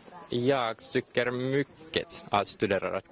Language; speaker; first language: Swedish; non-native, learner; Finnish